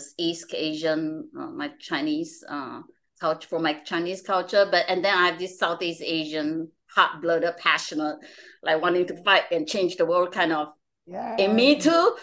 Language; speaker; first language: English; non-native, local second language; Chinese